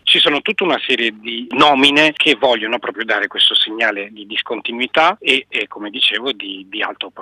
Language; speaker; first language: Italian; native; Italian